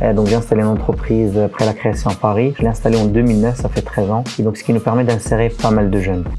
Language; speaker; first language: French; non-native, local second language; Arabic